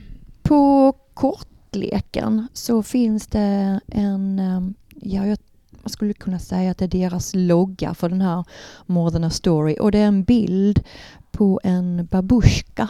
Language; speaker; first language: Swedish; native; Swedish